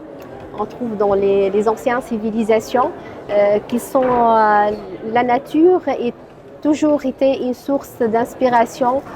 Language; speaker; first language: French; non-native, local second language; Arabic